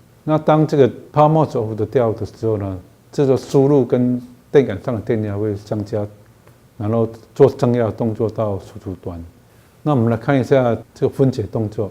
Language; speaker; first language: Chinese; native; Chinese